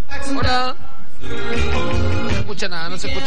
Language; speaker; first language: Spanish; native; Spanish